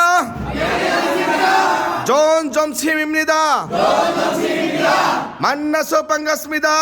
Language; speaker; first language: Korean; non-native, learner; Bangla